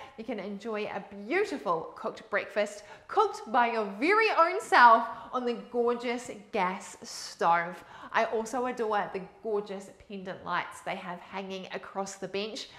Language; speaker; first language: English; native; English